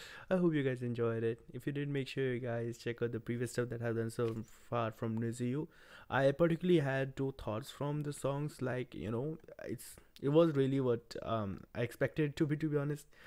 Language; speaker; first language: English; non-native, local second language; Hindi